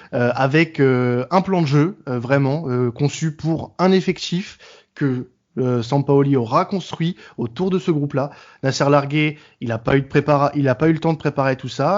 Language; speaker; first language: French; native; French